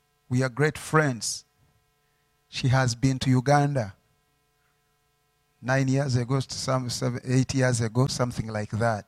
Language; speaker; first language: English; non-native, local second language; Ganda